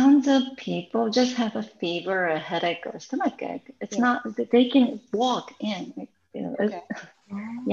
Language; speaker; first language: English; non-native, fluent; Japanese